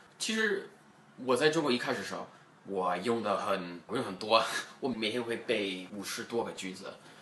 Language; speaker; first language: Chinese; non-native, fluent; English